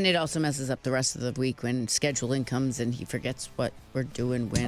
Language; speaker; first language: English; native; English